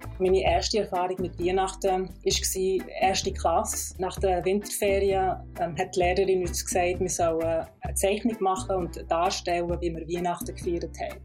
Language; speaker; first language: German; early bilingual, other home language; Albanian